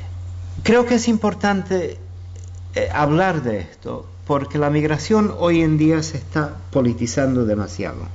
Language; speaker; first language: Spanish; non-native, fluent; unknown